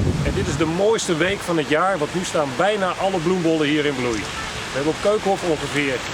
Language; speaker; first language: Dutch; native; Dutch